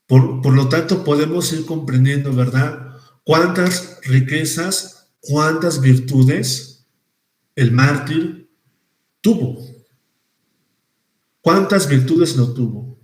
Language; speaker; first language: Spanish; native; Spanish